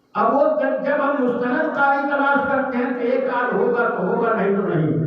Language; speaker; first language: Urdu; native; Urdu